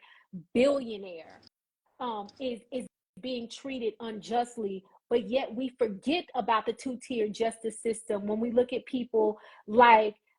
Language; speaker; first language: English; native; English